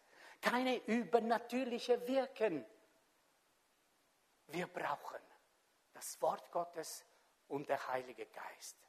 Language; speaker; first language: German; non-native, fluent; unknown